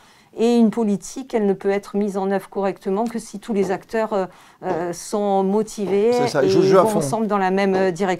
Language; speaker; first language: French; native; French